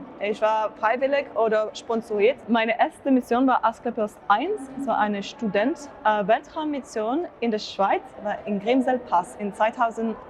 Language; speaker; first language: German; non-native, learner; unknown